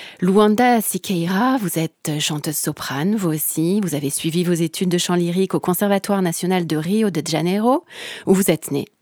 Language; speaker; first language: French; native; French